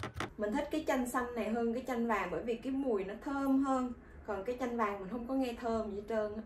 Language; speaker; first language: Vietnamese; native; Vietnamese